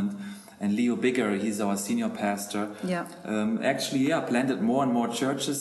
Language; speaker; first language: English; non-native, fluent; German